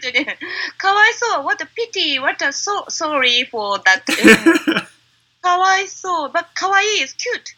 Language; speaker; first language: English; non-native, learner; Japanese